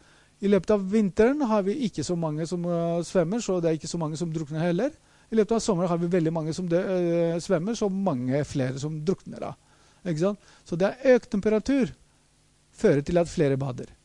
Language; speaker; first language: Norwegian; non-native, fluent; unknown